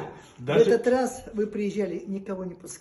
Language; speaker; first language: Russian; native; Russian